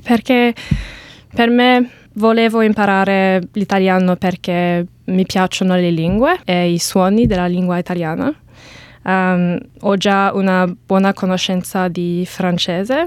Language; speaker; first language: Italian; non-native, learner; English